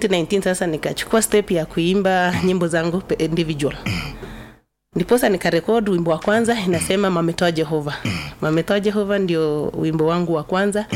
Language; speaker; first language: Swahili; non-native, local second language; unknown